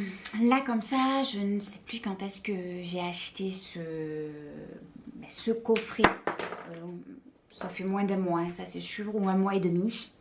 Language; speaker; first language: French; native; French